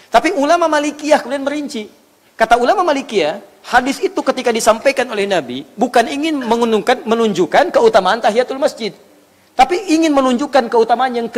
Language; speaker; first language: Indonesian; native; Indonesian